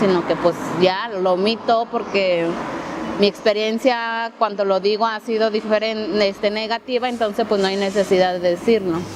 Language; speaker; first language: Spanish; non-native, local second language; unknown